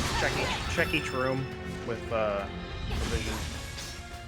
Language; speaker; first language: English; native; English